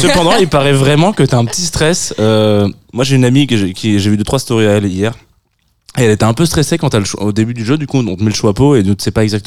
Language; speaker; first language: French; native; French